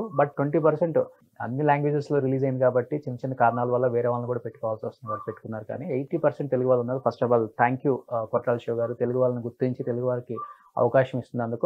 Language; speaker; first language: Telugu; native; Telugu